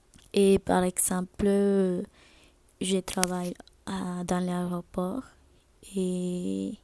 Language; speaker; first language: French; non-native, learner; Spanish